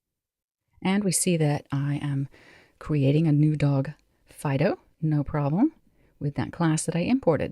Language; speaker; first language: English; native; English